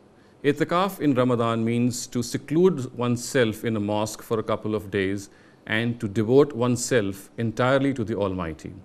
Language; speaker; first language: English; non-native, local second language; Urdu